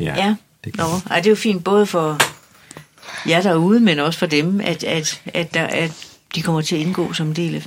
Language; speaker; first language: Danish; native; Danish